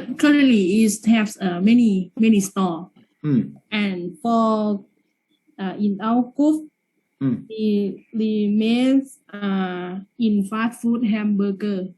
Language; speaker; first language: English; non-native, learner; Lao